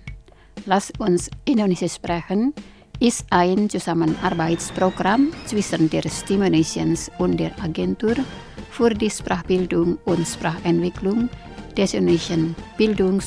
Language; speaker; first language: German; non-native, fluent; Indonesian